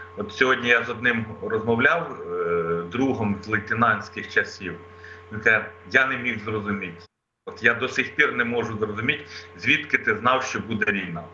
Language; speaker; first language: Ukrainian; non-native, local second language; Russian